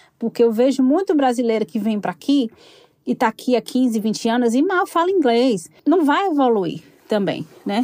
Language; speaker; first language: Portuguese; native; Portuguese